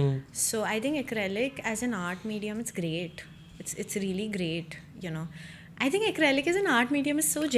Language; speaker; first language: English; non-native, local second language; Hindi